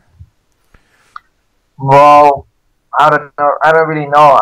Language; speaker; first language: English; non-native, fluent; Dutch